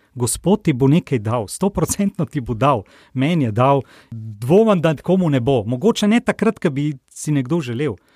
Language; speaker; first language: Slovenian; native; Slovenian